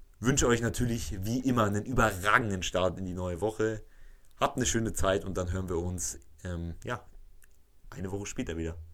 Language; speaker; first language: German; native; German